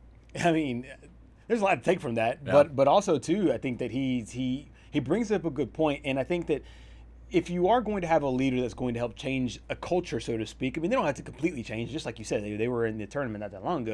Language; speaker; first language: English; native; English